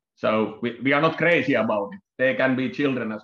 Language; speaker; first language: English; non-native, fluent; Finnish